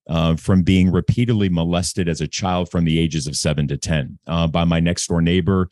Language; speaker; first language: English; native; English